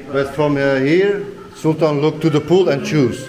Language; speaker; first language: English; non-native, learner; Turkish